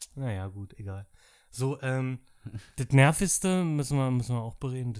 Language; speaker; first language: German; native; German